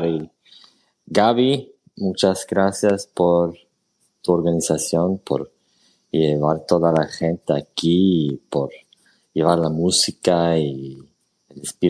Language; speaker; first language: Spanish; non-native, fluent; Swedish